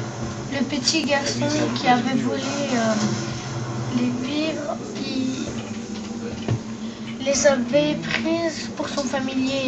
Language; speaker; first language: French; native; French